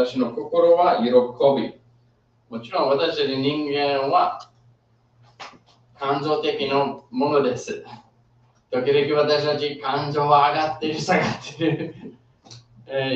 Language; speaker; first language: Japanese; non-native, fluent; English